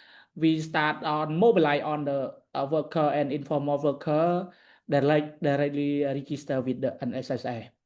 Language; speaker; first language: English; non-native, learner; Khmer